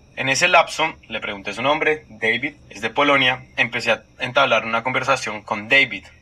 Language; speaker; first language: Spanish; native; Spanish